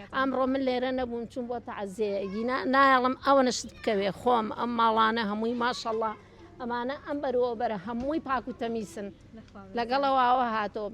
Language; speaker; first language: Central Kurdish; non-native, local second language; Gurani